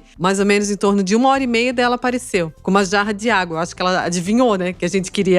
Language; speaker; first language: Portuguese; native; Portuguese